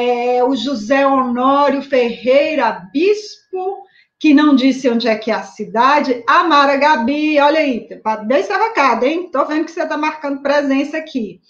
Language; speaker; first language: Portuguese; native; Portuguese